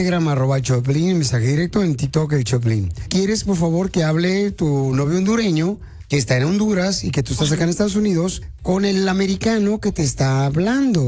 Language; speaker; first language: Spanish; native; Spanish